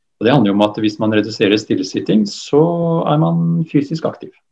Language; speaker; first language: Norwegian; native; Norwegian